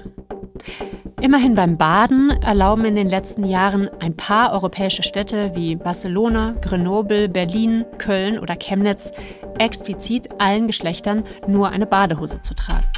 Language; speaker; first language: German; native; German